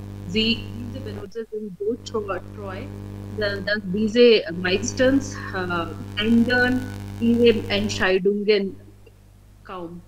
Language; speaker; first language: German; non-native, learner; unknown